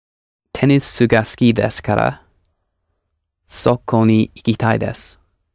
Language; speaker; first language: Japanese; non-native, learner; English